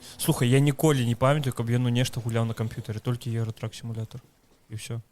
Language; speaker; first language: Belarusian; native; Belarusian